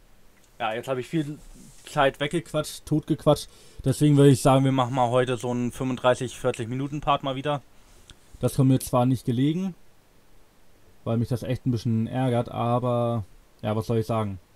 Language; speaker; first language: German; native; German